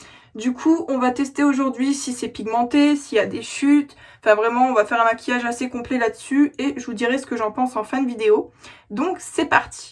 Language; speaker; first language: French; native; French